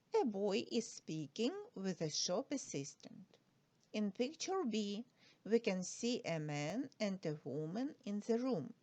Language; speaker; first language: English; non-native, fluent; Ukrainian